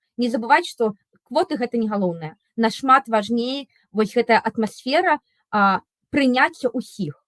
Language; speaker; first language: Belarusian; non-native, local second language; Russian